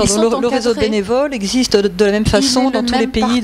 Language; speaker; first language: French; native; French